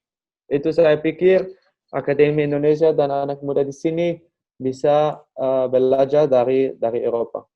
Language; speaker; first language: Indonesian; non-native, learner; Dutch